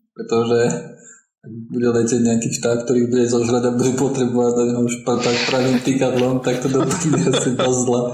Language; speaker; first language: Slovak; non-native, local second language; Hungarian